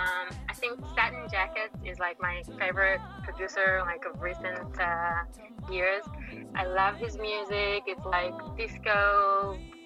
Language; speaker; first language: English; non-native, fluent; Hebrew